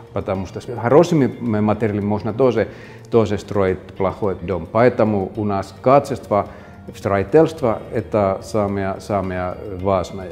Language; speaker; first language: Russian; non-native, fluent; Finnish